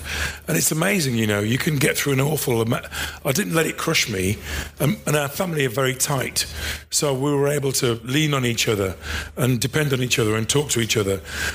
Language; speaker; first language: English; native; English